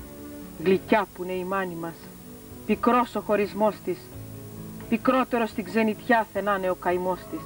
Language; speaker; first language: Greek; native; Greek